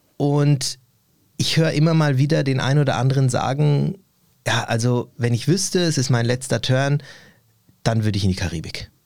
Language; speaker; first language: German; early bilingual, other home language; Turkish